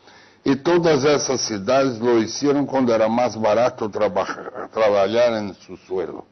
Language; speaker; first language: Spanish; non-native, fluent; Portuguese